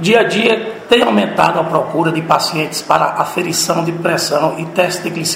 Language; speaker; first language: Portuguese; native; Portuguese